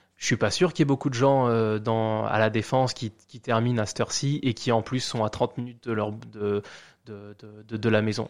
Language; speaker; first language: French; native; French